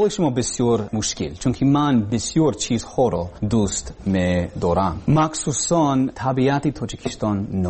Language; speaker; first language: Persian; non-native, learner; English